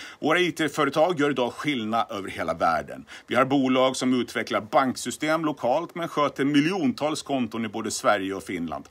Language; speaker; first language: Swedish; native; Swedish